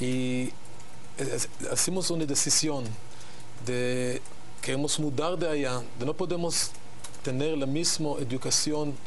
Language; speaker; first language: Spanish; non-native, learner; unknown